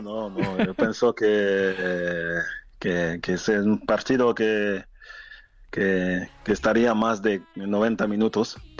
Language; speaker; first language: Spanish; non-native, fluent; French